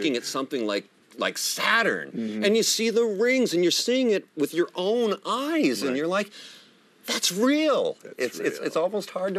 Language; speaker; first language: English; native; English